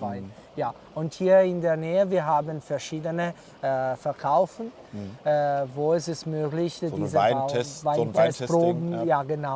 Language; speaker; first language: German; non-native, learner; Italian